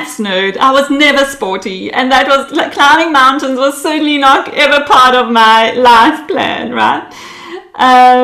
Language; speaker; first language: English; early bilingual, other home language; Hebrew